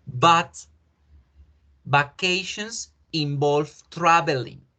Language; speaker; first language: English; non-native, fluent; Spanish